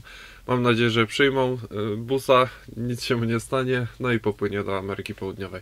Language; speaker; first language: Polish; native; Polish